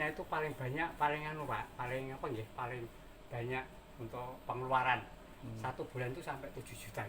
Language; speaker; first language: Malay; non-native, local second language; Javanese